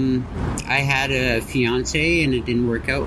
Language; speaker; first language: English; native; English